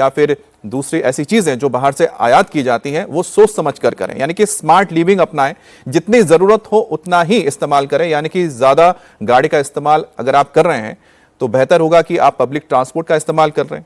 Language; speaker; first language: Hindi; native; Hindi